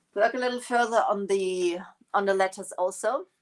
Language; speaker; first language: English; non-native, fluent; German